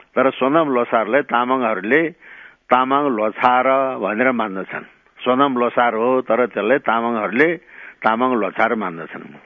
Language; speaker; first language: Nepali; non-native, local second language; Gurung